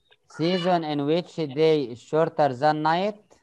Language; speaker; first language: English; non-native, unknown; Arabic